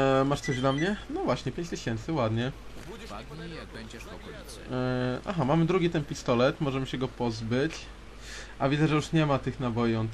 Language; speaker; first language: Polish; native; Polish